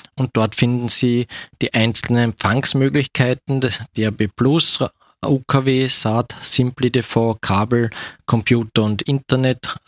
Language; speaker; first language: German; native; German